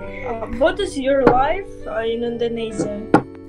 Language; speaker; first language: English; non-native, learner; Russian